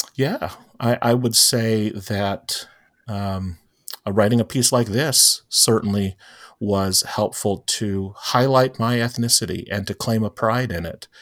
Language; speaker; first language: English; native; English